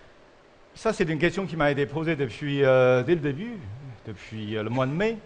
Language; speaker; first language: French; non-native, fluent; Chinese